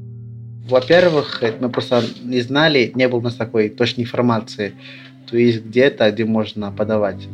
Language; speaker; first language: Russian; early bilingual, other home language; Lingala